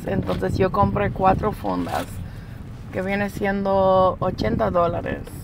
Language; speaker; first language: Spanish; early bilingual, heritage; English